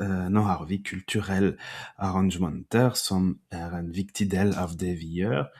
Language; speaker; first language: Norwegian; non-native, fluent; French